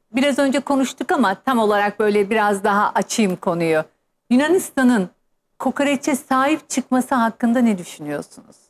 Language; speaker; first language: Turkish; native; Turkish